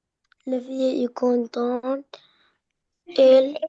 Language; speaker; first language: French; non-native, learner; Arabic